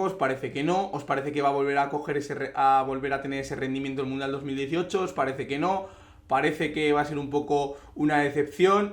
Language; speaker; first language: Spanish; native; Spanish